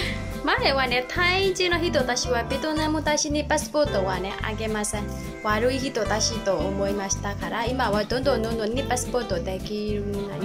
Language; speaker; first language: Japanese; non-native, learner; Burmese